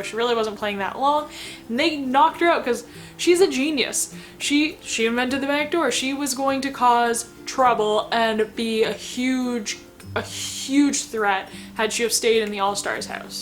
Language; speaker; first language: English; native; English